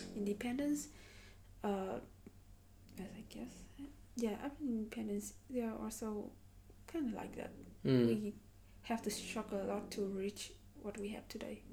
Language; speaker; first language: English; non-native, learner; Vietnamese